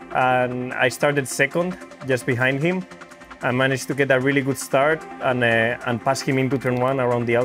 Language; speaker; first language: English; non-native, fluent; Spanish